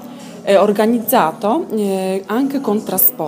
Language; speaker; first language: Italian; non-native, learner; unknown